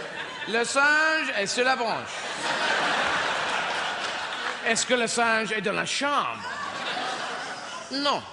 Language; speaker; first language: French; non-native, fluent; English